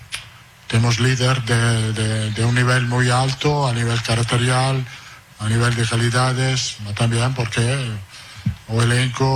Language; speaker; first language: Portuguese; non-native, fluent; Italian